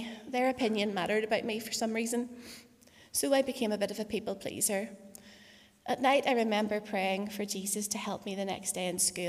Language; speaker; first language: English; native; English